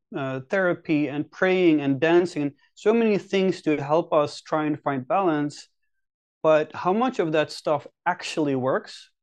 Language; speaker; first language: English; non-native, fluent; Dutch